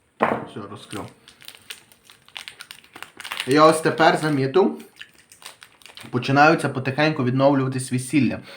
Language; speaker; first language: Ukrainian; native; Ukrainian